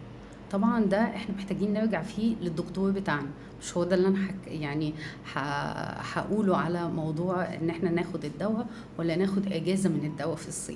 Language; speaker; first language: Arabic; native; Arabic